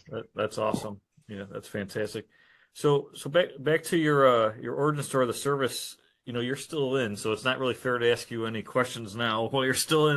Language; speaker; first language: English; native; English